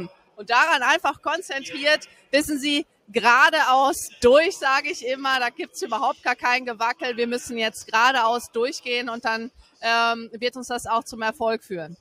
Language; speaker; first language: German; native; German